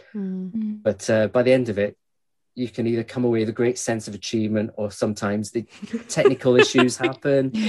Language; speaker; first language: English; native; English